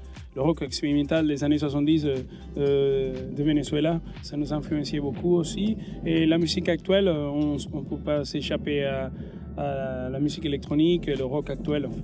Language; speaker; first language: French; non-native, fluent; Spanish